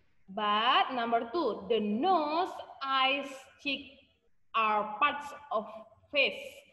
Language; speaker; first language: English; non-native, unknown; Indonesian